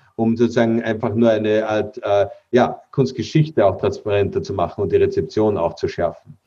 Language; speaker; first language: German; native; German